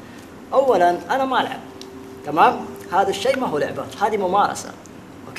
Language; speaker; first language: Arabic; native; Arabic